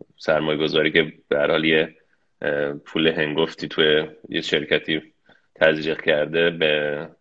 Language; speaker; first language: Persian; early bilingual, heritage; Persian